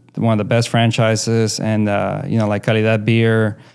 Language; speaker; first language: English; early bilingual, other home language; Spanish